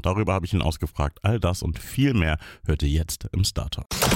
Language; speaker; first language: German; native; German